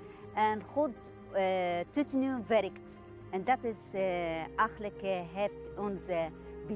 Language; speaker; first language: Dutch; non-native, learner; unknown